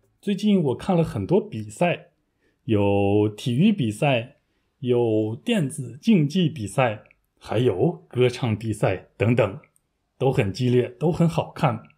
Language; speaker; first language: Chinese; native; Chinese